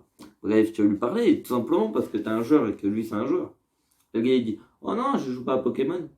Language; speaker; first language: French; native; French